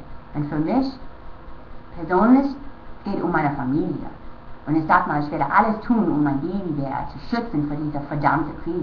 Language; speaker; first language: German; non-native, fluent; English